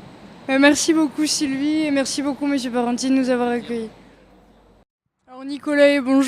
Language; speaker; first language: French; native; French